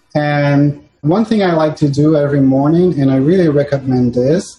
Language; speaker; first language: English; non-native, fluent; Portuguese